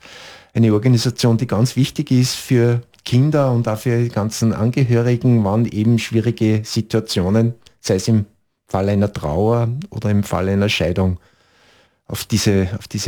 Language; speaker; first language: German; native; German